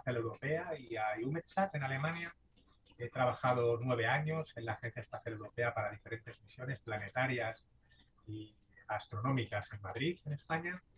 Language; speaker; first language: English; non-native, fluent; Spanish